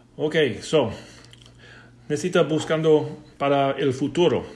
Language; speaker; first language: Spanish; non-native, learner; English